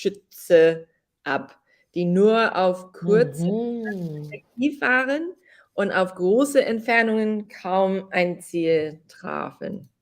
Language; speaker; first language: German; non-native, fluent; English